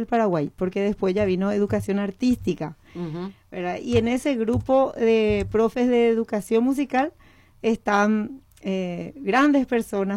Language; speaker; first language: Spanish; native; Spanish